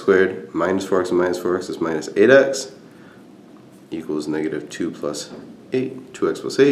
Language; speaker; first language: English; native; English